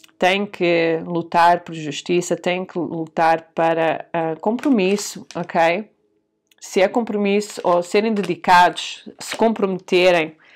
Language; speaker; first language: Portuguese; early bilingual, heritage; Portuguese